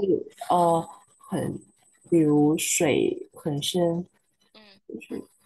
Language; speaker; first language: Chinese; non-native, learner; Vietnamese